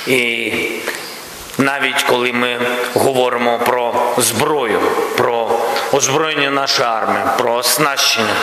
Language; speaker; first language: Ukrainian; non-native, local second language; Russian